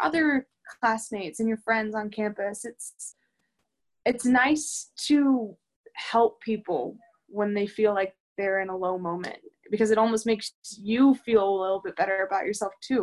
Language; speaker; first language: English; native; English